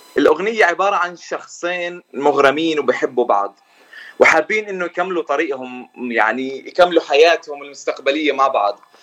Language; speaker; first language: Arabic; native; Arabic